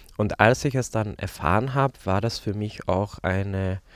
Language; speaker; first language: German; non-native, fluent; Hungarian